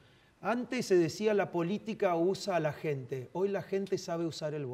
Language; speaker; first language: Spanish; native; Spanish